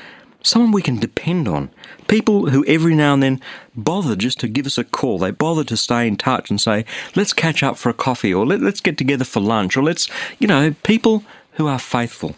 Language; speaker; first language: English; native; English